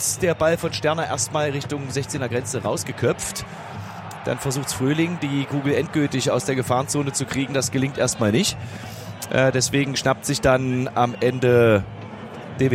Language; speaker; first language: German; native; German